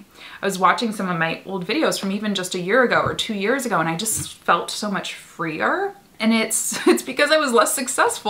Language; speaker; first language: English; native; English